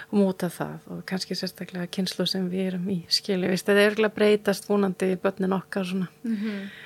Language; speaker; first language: Icelandic; non-native, fluent; German